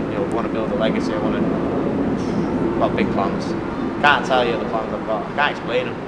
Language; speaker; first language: English; native; English